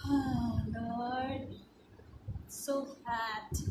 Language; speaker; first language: English; non-native, learner; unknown